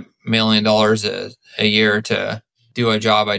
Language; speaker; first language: English; native; English